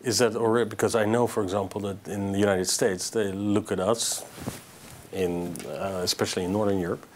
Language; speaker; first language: English; non-native, fluent; Dutch